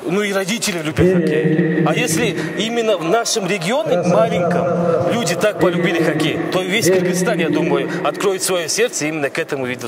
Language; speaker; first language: Russian; non-native, local second language; Kyrgyz